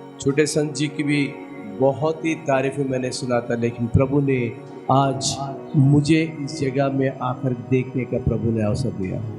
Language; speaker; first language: Hindi; non-native, local second language; Telugu